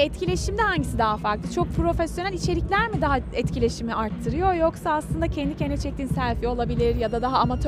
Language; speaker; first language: Turkish; native; Turkish